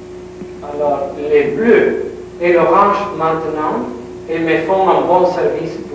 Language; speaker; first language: French; non-native, learner; Spanish